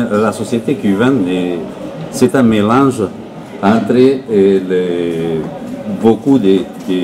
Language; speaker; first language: French; non-native, learner; Spanish